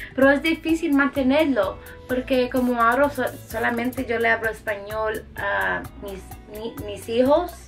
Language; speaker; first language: Spanish; early bilingual, heritage; Spanish